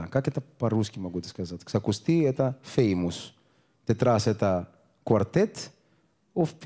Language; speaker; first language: Russian; non-native, learner; Greek